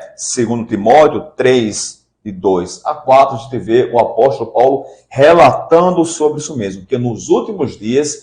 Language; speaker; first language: Portuguese; native; Portuguese